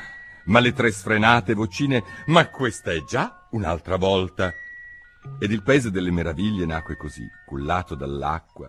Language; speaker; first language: Italian; native; Italian